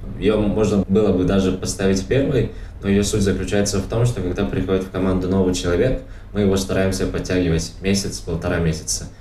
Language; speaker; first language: Russian; non-native, local second language; Tajik